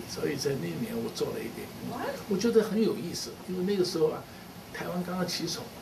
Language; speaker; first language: Chinese; non-native, local second language; Cantonese